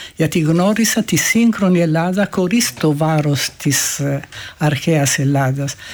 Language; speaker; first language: Greek; non-native, fluent; Italian